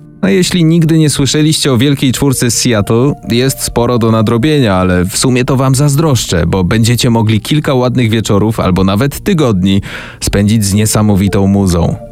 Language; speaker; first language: Polish; native; Polish